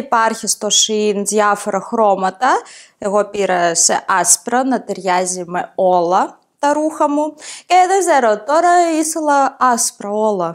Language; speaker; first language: Greek; non-native, fluent; Ukrainian